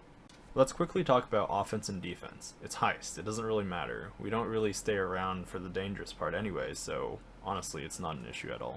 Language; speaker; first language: English; native; English